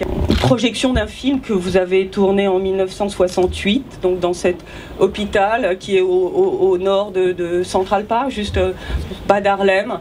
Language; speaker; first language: French; native; French